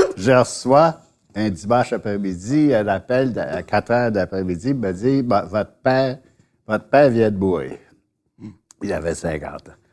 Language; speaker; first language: French; native; French